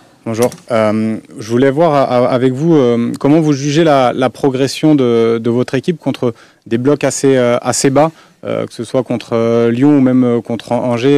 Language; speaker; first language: French; native; French